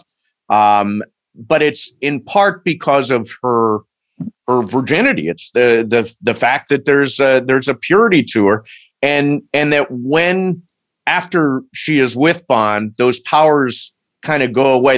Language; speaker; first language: English; native; English